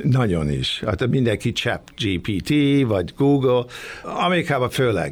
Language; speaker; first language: Hungarian; early bilingual, other home language; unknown